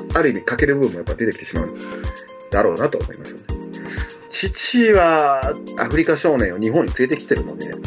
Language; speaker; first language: Japanese; native; Japanese